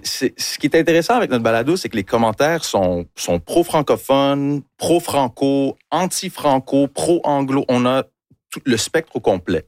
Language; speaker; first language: French; early bilingual, other home language; English